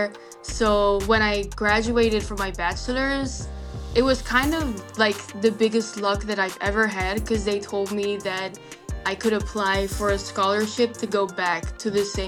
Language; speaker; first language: English; non-native, fluent; Dutch